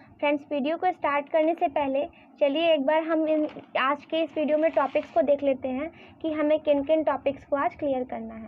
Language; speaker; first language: Hindi; native; Hindi